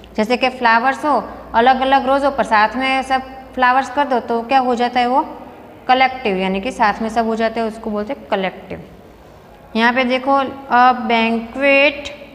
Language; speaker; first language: Hindi; non-native, local second language; Gujarati